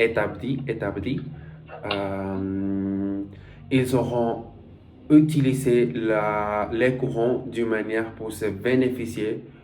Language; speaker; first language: French; non-native, learner; Spanish